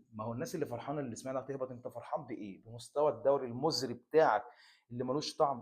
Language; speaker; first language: Arabic; native; Arabic